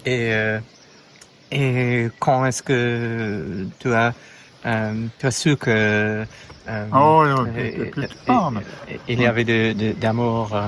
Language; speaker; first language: French; non-native, fluent; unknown